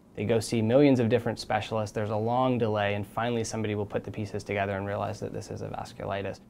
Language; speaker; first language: English; native; English